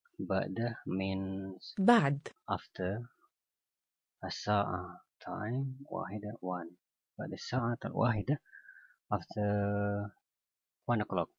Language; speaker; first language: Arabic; non-native, learner; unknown